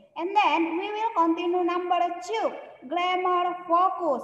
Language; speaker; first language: English; non-native, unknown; Indonesian